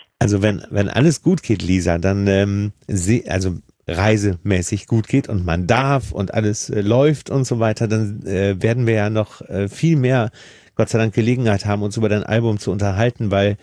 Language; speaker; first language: German; native; German